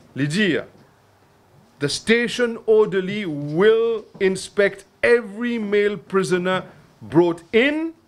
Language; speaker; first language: English; non-native, local second language; Morisyen